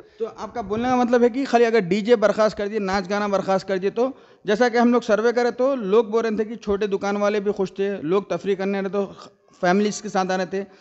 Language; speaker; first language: Hindi; non-native, local second language; Urdu